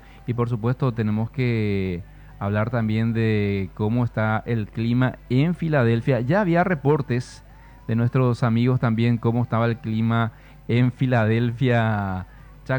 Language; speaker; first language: Spanish; native; Spanish